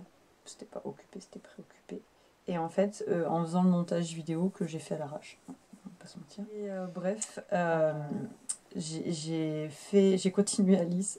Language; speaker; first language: French; native; French